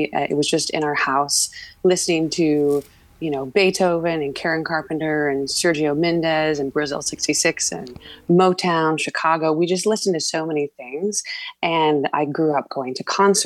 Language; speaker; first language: English; native; English